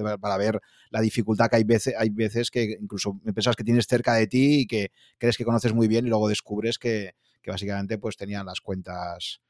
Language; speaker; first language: Spanish; native; Spanish